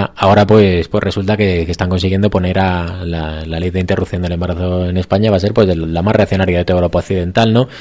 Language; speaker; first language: Spanish; native; Spanish